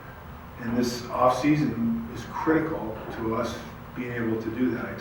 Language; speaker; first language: English; native; English